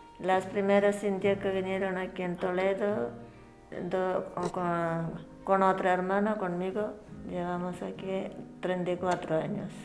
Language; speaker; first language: Spanish; non-native, learner; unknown